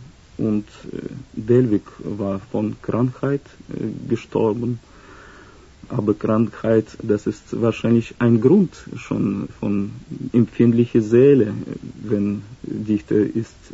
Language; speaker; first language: German; non-native, learner; Russian